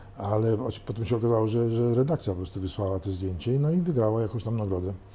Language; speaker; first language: Polish; early bilingual, heritage; Polish